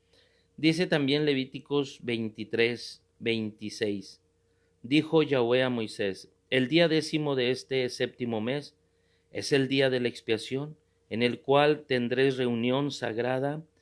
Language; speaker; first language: Spanish; native; Spanish